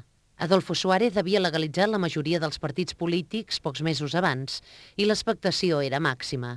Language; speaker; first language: Catalan; native; Catalan